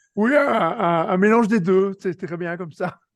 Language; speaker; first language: French; native; French